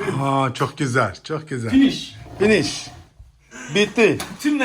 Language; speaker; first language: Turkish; non-native, learner; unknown